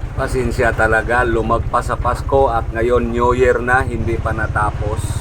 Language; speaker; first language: Filipino; non-native, local second language; Bikol